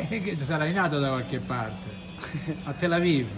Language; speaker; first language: Italian; native; Italian